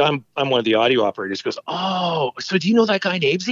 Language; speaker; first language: English; native; English